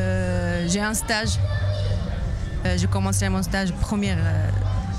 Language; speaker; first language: French; non-native, learner; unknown